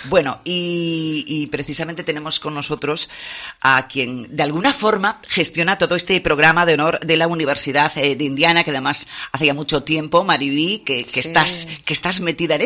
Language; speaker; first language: Spanish; native; Spanish